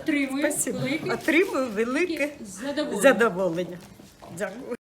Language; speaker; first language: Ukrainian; non-native, local second language; Russian